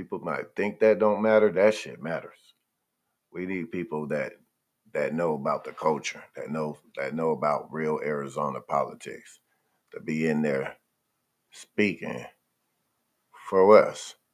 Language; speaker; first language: English; native; English